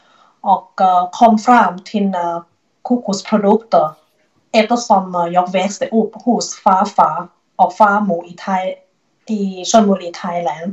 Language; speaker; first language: Swedish; non-native, learner; Thai